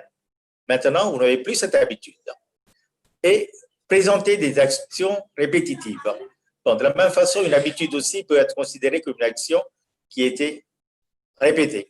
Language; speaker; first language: French; non-native, fluent; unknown